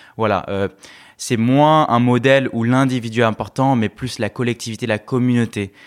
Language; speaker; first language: French; non-native, fluent; Korean